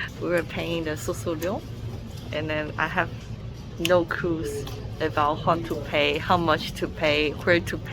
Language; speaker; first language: English; non-native, learner; Chinese